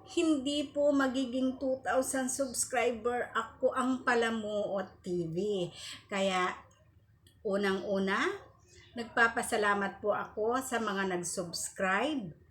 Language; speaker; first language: Filipino; non-native, local second language; Cebuano